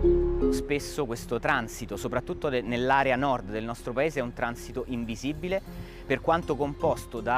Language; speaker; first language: Italian; native; Italian